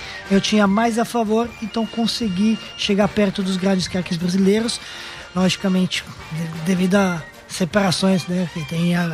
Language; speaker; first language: Portuguese; non-native, fluent; Serbian